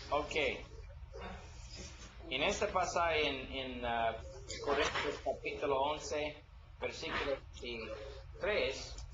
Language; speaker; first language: Spanish; non-native, learner; English